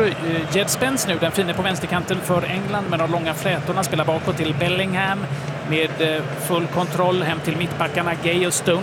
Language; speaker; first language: Swedish; native; Swedish